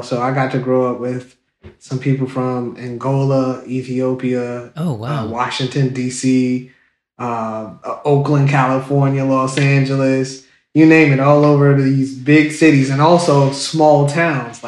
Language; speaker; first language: English; native; English